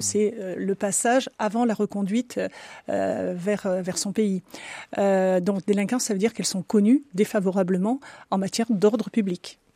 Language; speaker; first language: French; native; French